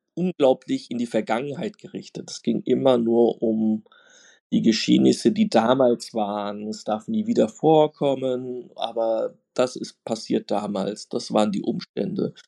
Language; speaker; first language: German; native; German